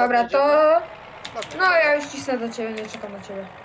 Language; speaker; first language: Polish; native; Polish